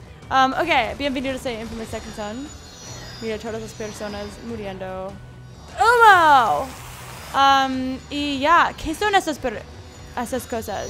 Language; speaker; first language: Spanish; non-native, learner; English